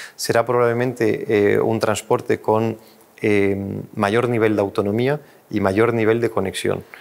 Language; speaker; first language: Spanish; non-native, fluent; French